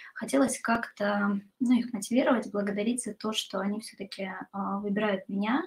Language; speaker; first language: Russian; native; Russian